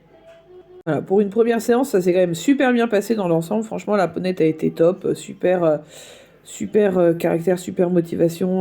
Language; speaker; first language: French; native; French